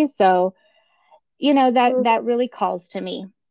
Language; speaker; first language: English; native; English